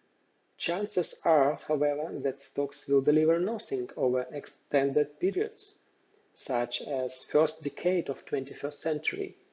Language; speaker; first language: English; non-native, fluent; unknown